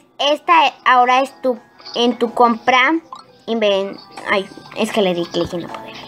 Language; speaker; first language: Spanish; native; Spanish